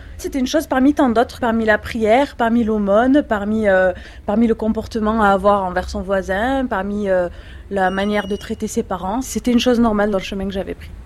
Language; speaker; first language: French; native; French